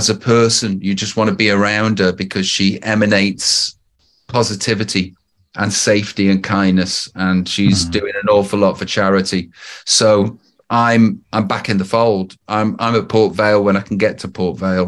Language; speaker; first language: English; native; English